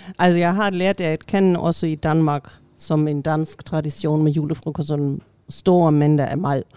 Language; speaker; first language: Danish; non-native, fluent; German